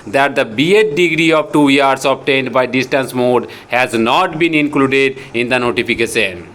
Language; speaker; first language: English; non-native, local second language; Bangla